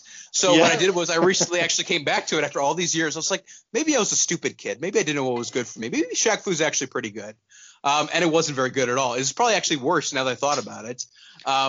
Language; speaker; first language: English; non-native, local second language; Urdu